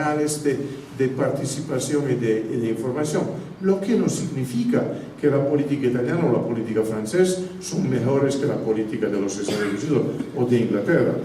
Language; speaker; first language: Spanish; non-native, fluent; Italian